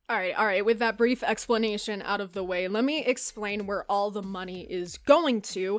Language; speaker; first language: English; native; English